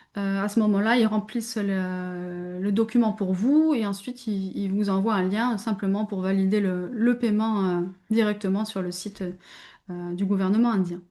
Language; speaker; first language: French; native; French